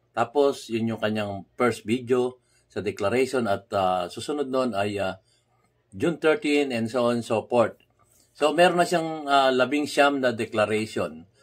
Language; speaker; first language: Filipino; native; Filipino